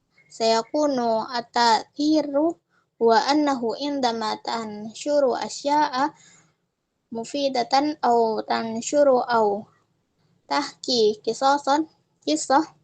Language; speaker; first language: Arabic; non-native, learner; Indonesian